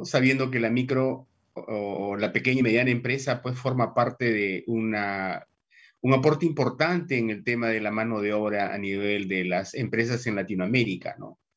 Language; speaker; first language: Spanish; native; Spanish